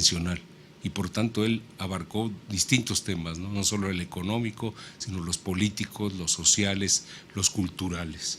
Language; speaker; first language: Spanish; native; Spanish